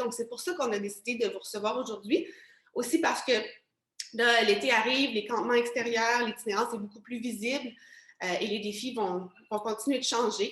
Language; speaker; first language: French; native; French